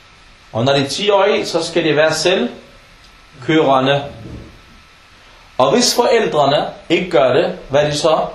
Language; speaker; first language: Danish; non-native, fluent; Arabic